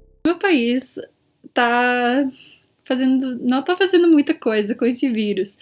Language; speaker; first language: Portuguese; early bilingual, heritage; Portuguese